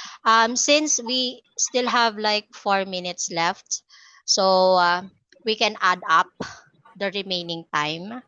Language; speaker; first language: English; non-native, fluent; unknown